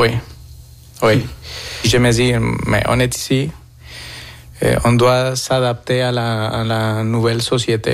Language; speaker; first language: French; non-native, fluent; Spanish